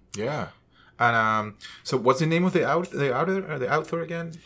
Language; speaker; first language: English; non-native, fluent; Spanish